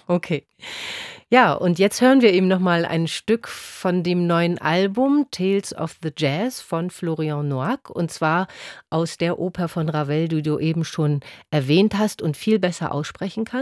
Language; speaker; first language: German; native; German